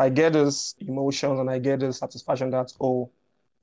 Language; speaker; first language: English; non-native, local second language; Igbo